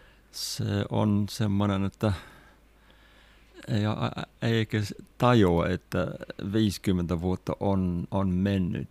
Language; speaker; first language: Finnish; non-native, fluent; English